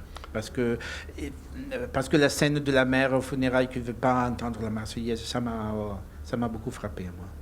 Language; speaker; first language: French; non-native, fluent; Italian